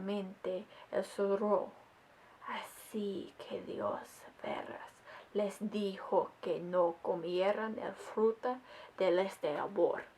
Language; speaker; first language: Spanish; non-native, learner; English